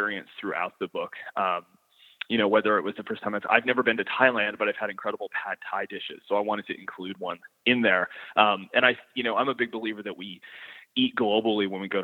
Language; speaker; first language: English; native; English